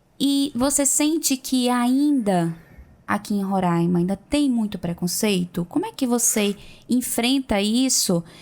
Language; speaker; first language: Portuguese; native; Portuguese